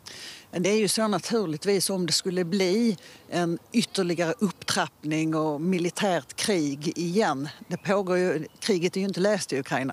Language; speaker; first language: Swedish; native; Swedish